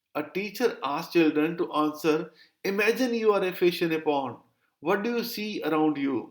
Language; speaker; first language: English; non-native, local second language; Punjabi